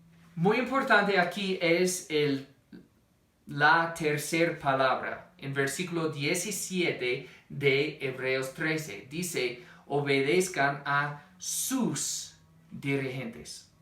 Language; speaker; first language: Spanish; non-native, fluent; English